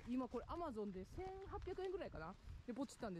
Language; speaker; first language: Japanese; native; Japanese